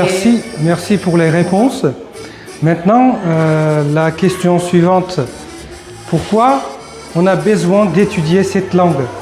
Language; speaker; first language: French; non-native, fluent; Uzbek